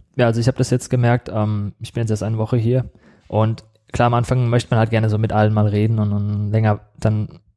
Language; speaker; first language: German; native; German